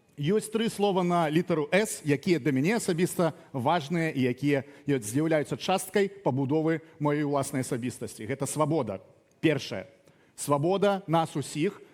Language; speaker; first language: Belarusian; non-native, local second language; Russian